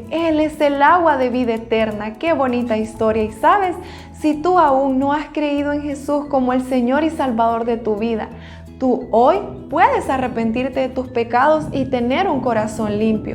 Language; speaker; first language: Spanish; native; Spanish